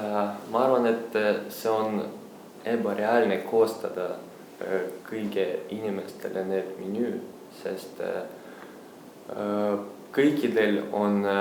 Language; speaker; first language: Estonian; non-native, local second language; Russian